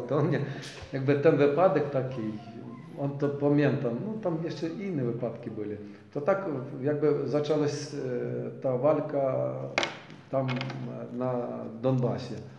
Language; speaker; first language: Polish; non-native, learner; Ukrainian